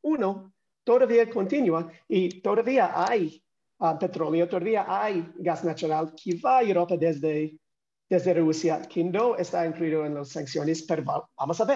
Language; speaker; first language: Spanish; non-native, fluent; English